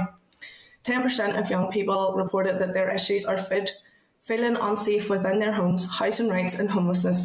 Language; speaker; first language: English; native; English